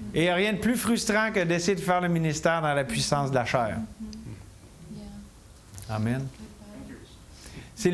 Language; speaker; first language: French; native; French